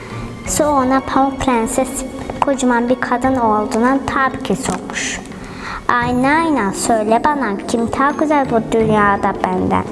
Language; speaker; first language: Turkish; early bilingual, heritage; Turkish